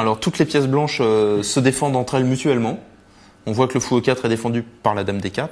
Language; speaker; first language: French; native; French